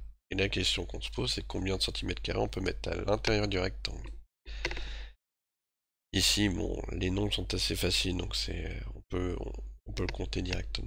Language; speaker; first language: French; native; French